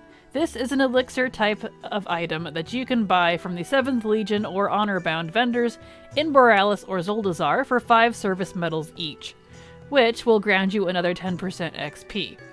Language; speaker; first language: English; native; English